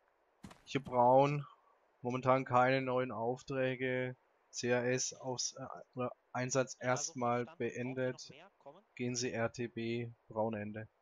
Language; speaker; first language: German; native; German